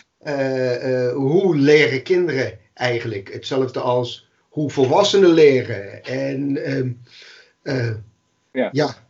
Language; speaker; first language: Dutch; non-native, fluent; English